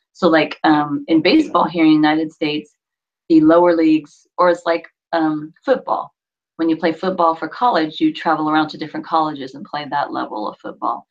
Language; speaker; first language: English; native; English